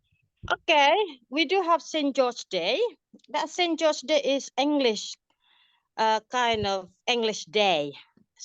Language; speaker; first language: English; non-native, fluent; Indonesian